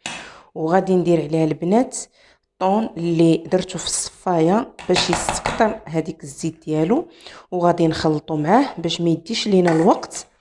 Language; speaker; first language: Arabic; native; Arabic